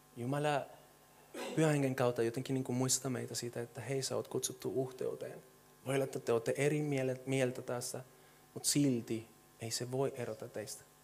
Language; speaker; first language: Finnish; non-native, fluent; Spanish